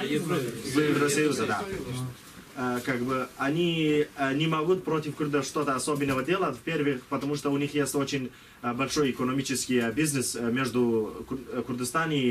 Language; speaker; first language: Russian; non-native, learner; Kurdish